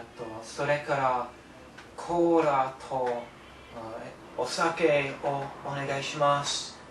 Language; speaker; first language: Japanese; non-native, learner; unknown